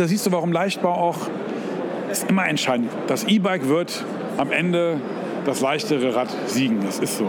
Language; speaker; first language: German; native; German